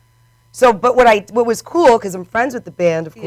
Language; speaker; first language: English; native; English